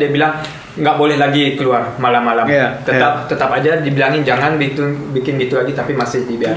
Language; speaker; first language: Indonesian; early bilingual, heritage; German